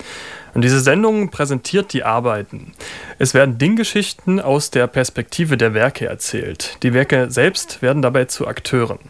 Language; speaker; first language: German; native; German